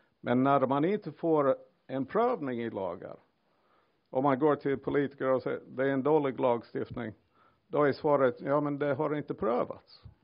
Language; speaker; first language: Swedish; non-native, fluent; English